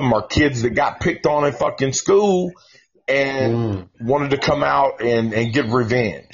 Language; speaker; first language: English; native; English